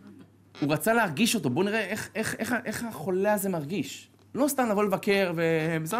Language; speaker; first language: Hebrew; native; Hebrew